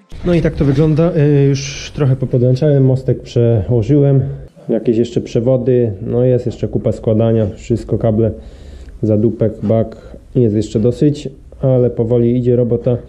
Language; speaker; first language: Polish; native; Polish